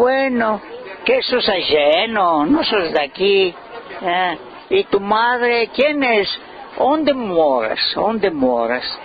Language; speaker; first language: Spanish; early bilingual, heritage; Ladino